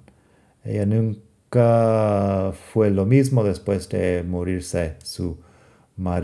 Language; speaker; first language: Spanish; non-native, fluent; English